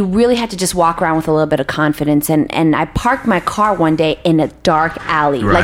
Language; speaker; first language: English; early bilingual, other home language; Hebrew